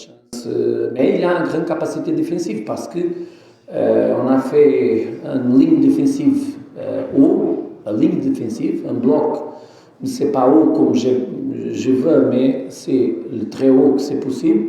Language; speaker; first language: French; non-native, fluent; Portuguese